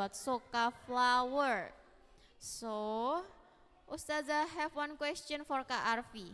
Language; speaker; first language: English; non-native, learner; Indonesian